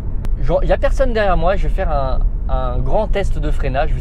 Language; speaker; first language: French; native; French